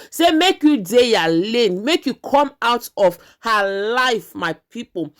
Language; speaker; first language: Nigerian Pidgin; native; Nigerian Pidgin